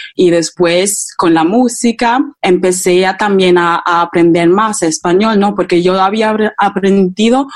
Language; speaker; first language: Spanish; non-native, fluent; Akan